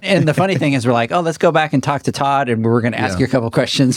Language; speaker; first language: English; native; English